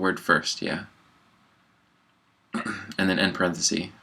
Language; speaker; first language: English; native; English